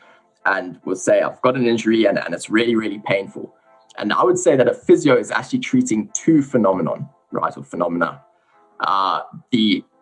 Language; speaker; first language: English; native; English